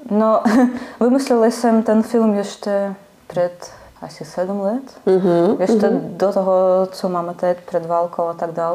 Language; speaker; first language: Czech; non-native, learner; Russian